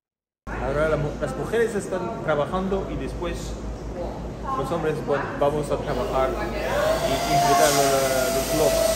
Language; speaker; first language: Spanish; non-native, learner; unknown